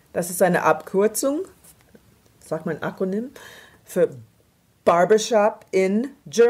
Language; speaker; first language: German; non-native, fluent; English